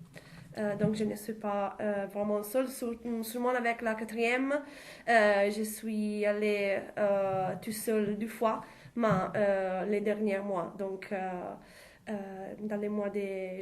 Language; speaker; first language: French; non-native, learner; Italian